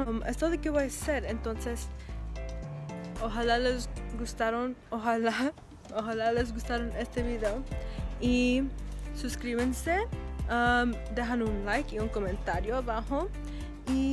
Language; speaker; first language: Spanish; early bilingual, heritage; Spanish